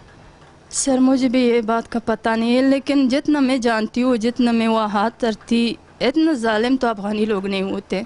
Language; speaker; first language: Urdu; non-native, learner; Pashto